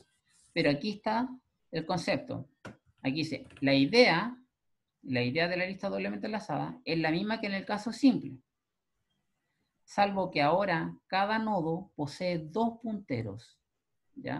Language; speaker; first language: Spanish; native; Spanish